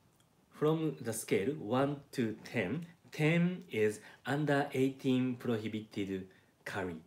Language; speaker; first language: English; non-native, learner; Japanese